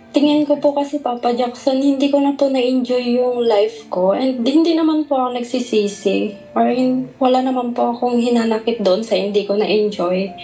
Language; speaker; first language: Filipino; non-native, local second language; Iloko